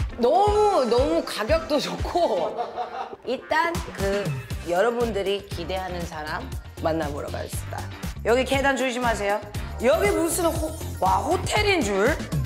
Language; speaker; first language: Korean; early bilingual, heritage; Korean